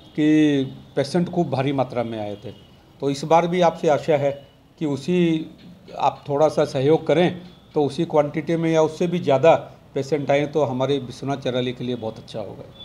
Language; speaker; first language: Hindi; non-native, local second language; Marwari